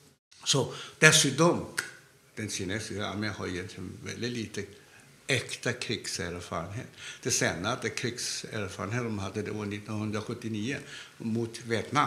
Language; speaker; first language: Swedish; non-native, fluent; Cantonese